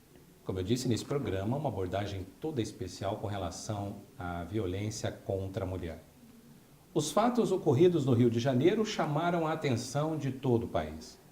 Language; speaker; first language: Portuguese; native; Portuguese